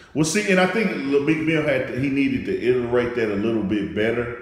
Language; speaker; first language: English; native; English